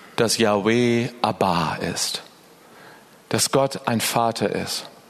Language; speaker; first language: German; native; German